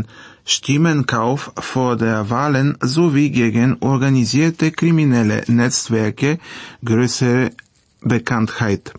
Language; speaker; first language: German; non-native, fluent; Bulgarian